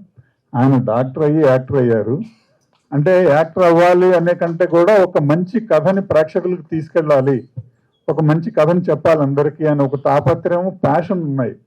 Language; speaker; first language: Telugu; native; Telugu